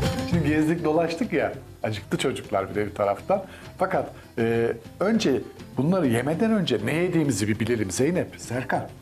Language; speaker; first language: Turkish; native; Turkish